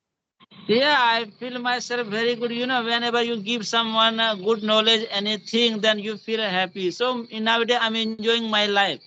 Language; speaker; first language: English; non-native, learner; Hindi